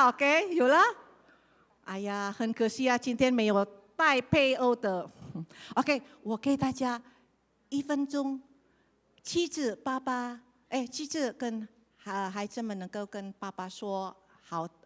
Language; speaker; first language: Chinese; non-native, learner; Indonesian